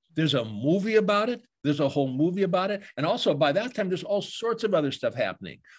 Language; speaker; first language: English; native; English